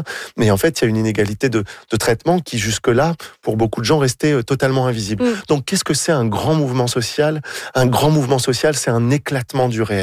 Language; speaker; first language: French; native; French